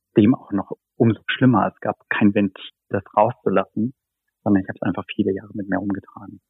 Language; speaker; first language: German; native; German